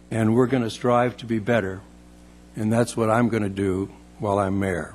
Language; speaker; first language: English; native; English